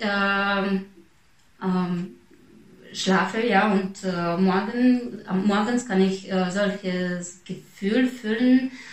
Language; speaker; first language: German; non-native, fluent; Russian